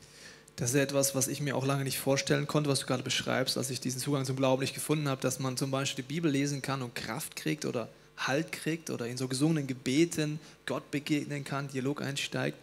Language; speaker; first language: German; native; German